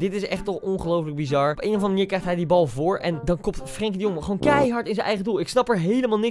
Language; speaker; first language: Dutch; native; Dutch